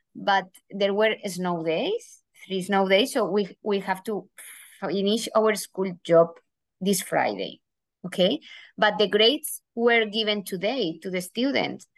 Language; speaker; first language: English; non-native, fluent; Spanish